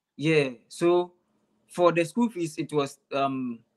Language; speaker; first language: English; non-native, local second language; Akan